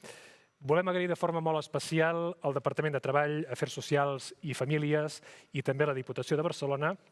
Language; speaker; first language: Catalan; native; Catalan